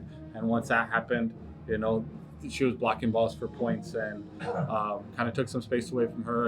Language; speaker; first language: English; native; English